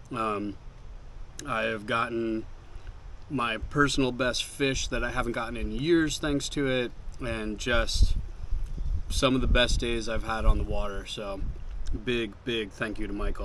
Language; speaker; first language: English; native; English